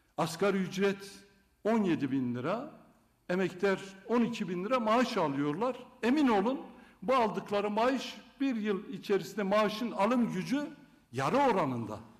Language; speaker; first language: Turkish; non-native, local second language; Kurdish